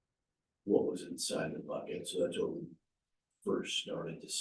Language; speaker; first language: English; native; English